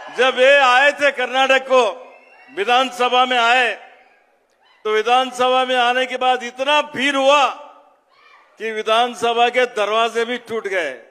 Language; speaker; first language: Hindi; non-native, local second language; Kannada